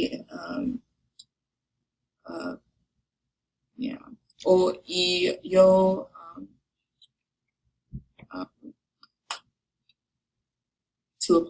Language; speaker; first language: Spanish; non-native, learner; English